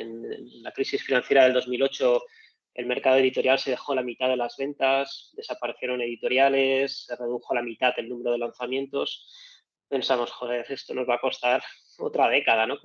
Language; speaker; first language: Spanish; native; Spanish